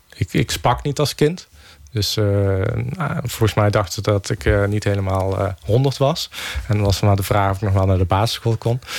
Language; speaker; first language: Dutch; native; Dutch